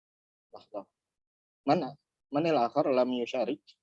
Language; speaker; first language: Arabic; non-native, fluent; Indonesian